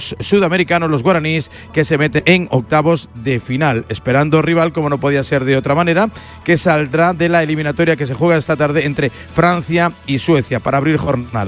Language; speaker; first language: Spanish; native; Spanish